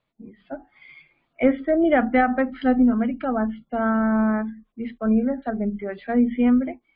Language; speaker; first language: Spanish; native; Spanish